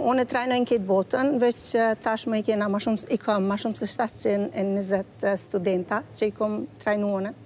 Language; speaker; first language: Albanian; early bilingual, heritage; Albanian